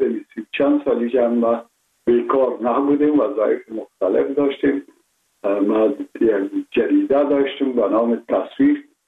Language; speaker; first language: Persian; native; Persian